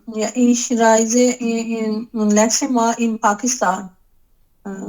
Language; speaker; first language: German; non-native, learner; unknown